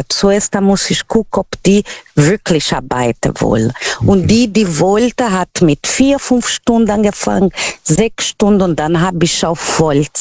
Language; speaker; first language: German; non-native, learner; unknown